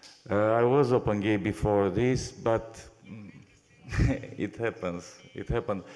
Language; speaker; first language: English; non-native, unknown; Romanian